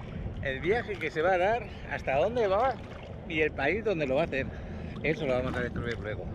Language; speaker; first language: Spanish; native; Spanish